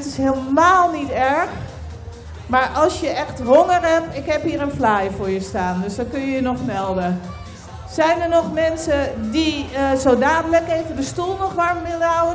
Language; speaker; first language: Dutch; native; Dutch